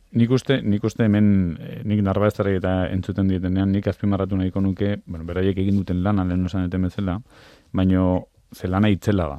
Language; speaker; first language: Basque; native; Basque